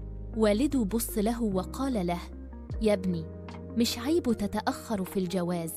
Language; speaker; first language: Arabic; native; Arabic